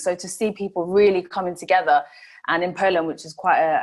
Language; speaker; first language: English; non-native, local second language; Swahili